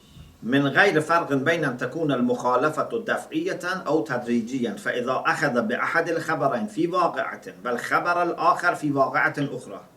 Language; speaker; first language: Arabic; non-native, fluent; Persian